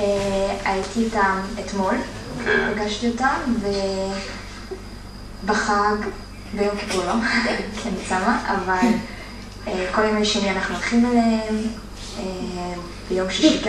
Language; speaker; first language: Hebrew; early bilingual, heritage; Hebrew